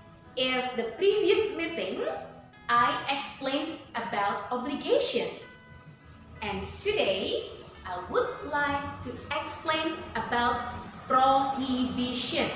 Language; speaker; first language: English; non-native, fluent; Indonesian